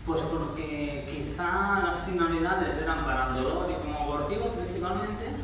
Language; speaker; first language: Spanish; non-native, local second language; Catalan